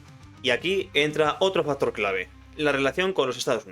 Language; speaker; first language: Spanish; native; Spanish